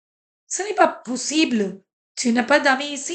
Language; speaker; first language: French; non-native, fluent; Hindi